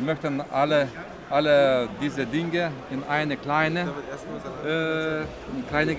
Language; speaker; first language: German; non-native, fluent; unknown